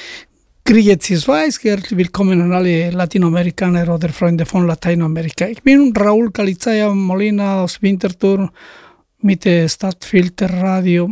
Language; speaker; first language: German; non-native, learner; Spanish